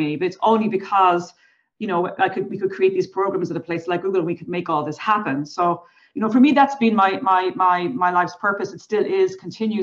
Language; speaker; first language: English; native; English